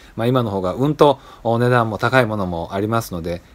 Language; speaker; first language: Japanese; native; Japanese